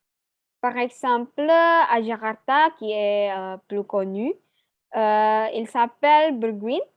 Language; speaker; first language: French; non-native, learner; Indonesian